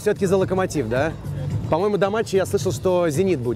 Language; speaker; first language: Russian; native; Russian